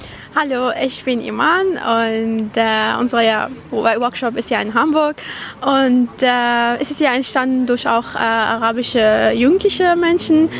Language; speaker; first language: German; non-native, fluent; Arabic